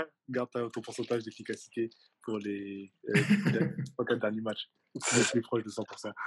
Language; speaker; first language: French; native; French